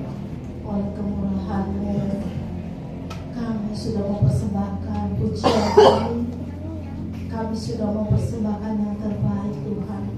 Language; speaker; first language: Indonesian; native; Indonesian